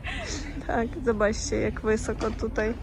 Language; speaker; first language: Polish; non-native, learner; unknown